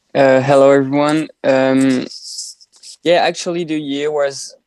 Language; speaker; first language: English; non-native, fluent; French